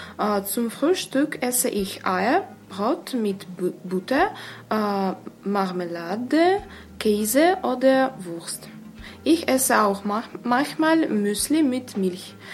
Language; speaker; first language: German; non-native, learner; Russian